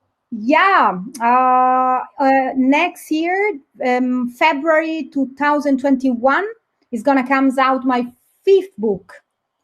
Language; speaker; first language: English; non-native, fluent; Italian